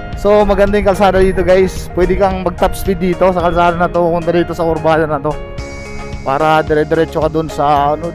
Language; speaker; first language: Filipino; non-native, local second language; Waray